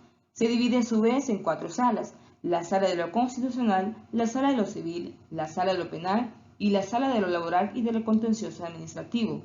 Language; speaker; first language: Spanish; native; Spanish